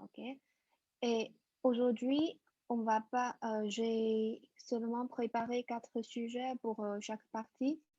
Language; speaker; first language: French; non-native, fluent; Chinese